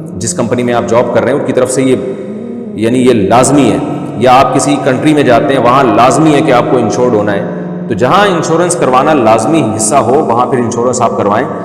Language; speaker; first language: Urdu; native; Urdu